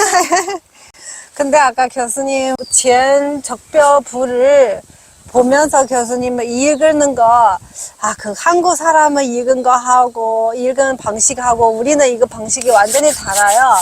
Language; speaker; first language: Korean; non-native, fluent; Chinese